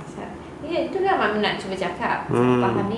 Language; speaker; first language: Malay; native; Malay